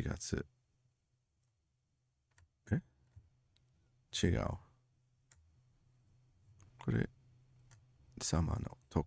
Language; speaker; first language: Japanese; non-native, learner; English